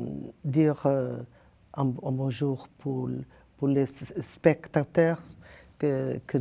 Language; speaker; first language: French; non-native, learner; Portuguese